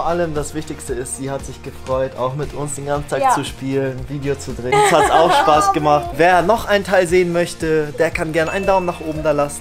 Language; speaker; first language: German; native; German